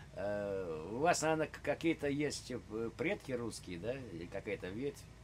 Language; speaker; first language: Russian; native; Russian